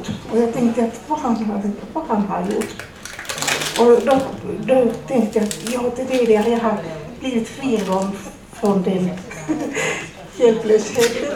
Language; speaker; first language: Swedish; non-native, fluent; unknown